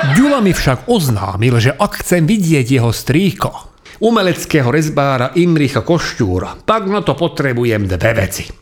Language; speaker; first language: Slovak; non-native, local second language; Hungarian